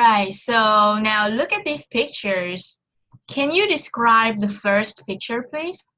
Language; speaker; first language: English; non-native, fluent; Vietnamese